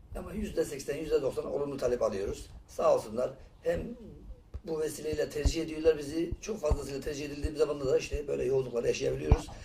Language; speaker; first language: Turkish; native; Turkish